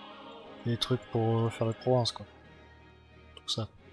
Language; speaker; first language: French; native; French